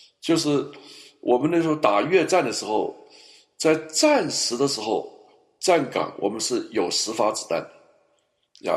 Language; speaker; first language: Chinese; native; Chinese